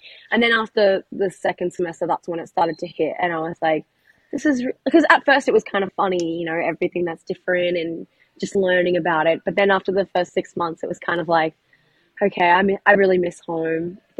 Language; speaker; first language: English; native; English